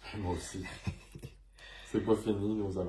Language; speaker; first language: French; native; French